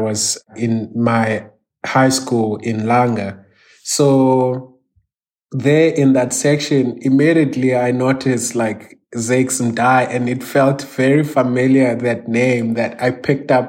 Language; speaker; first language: English; non-native, local second language; Xhosa